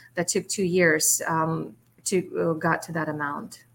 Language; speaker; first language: English; non-native, fluent; Russian